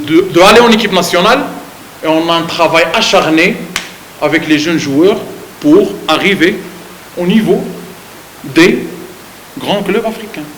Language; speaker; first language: French; non-native, fluent; Arabic